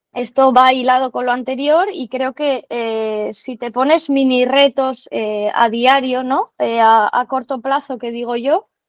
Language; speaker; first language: Spanish; native; Spanish